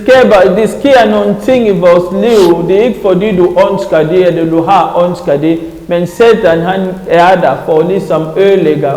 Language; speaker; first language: Danish; non-native, fluent; French